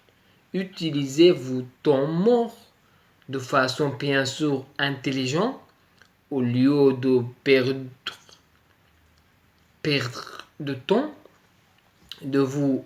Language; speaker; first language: French; native; French